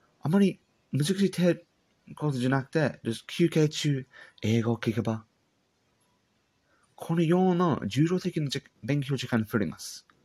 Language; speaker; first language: Japanese; non-native, learner; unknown